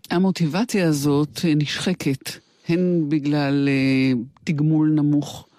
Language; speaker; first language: Hebrew; native; Hebrew